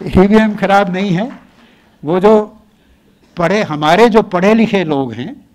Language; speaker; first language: Hindi; native; Hindi